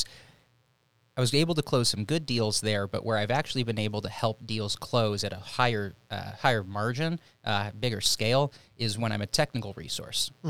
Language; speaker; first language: English; native; English